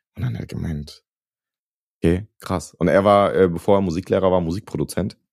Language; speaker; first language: German; native; German